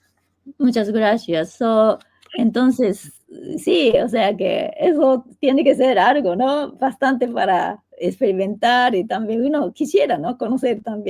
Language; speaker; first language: Spanish; non-native, fluent; Japanese